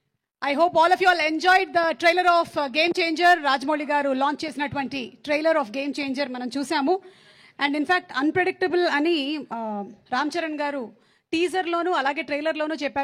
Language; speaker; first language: Telugu; native; Telugu